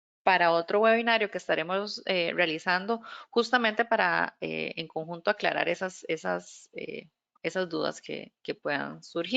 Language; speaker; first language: Spanish; native; Spanish